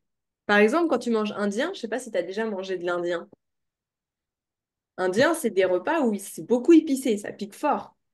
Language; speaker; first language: French; native; French